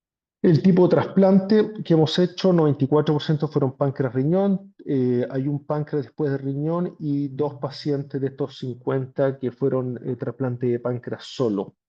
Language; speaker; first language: Spanish; native; Spanish